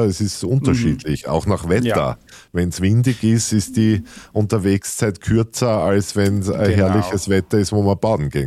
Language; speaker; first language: German; native; German